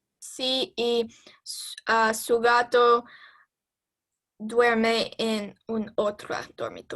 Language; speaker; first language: Spanish; non-native, learner; English